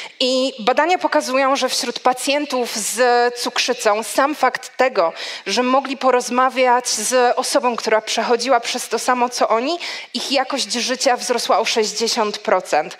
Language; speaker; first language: Polish; native; Polish